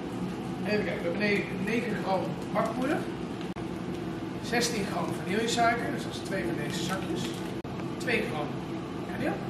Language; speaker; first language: Dutch; native; Dutch